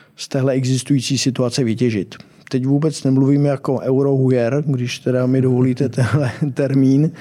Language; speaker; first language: Czech; native; Czech